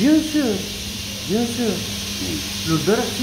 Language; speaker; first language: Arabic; native; Arabic